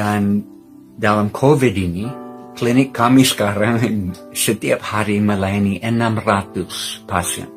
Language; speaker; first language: Indonesian; non-native, fluent; English